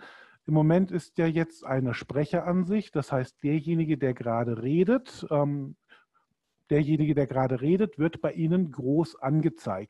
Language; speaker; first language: German; native; German